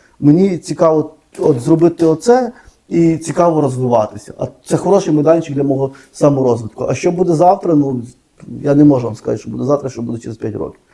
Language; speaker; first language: Ukrainian; native; Ukrainian